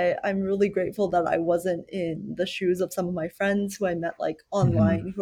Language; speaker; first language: English; native; English